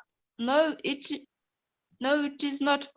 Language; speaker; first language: English; non-native, learner; Kyrgyz